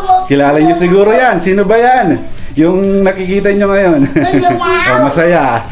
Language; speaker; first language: Filipino; non-native, local second language; Pampanga